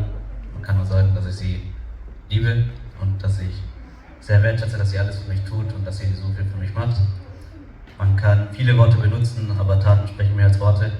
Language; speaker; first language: German; early bilingual, other home language; Tamil